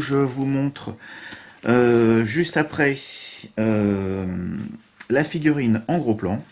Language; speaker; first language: French; native; French